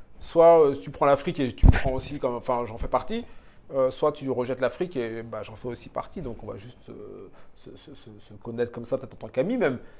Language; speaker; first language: French; early bilingual, other home language; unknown